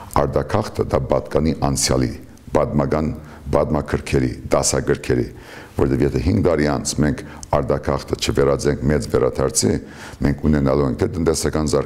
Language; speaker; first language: Armenian; early bilingual, heritage; Armenian